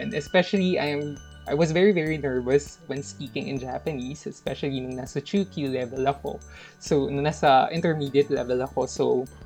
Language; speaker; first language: English; non-native, local second language; Filipino